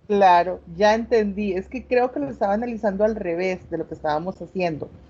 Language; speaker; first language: Spanish; native; Spanish